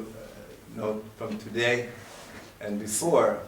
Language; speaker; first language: English; non-native, learner; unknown